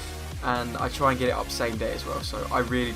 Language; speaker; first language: English; native; English